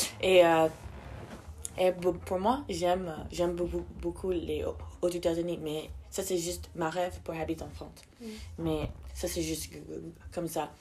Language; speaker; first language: French; non-native, learner; English